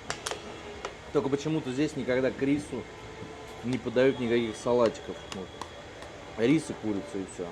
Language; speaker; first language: Russian; native; Russian